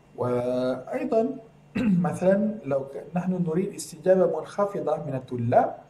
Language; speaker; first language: Arabic; non-native, fluent; Malay